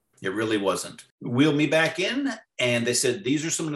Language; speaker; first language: English; native; English